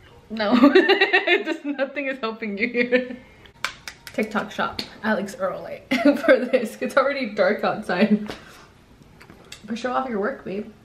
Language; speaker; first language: English; early bilingual, other home language; Spanish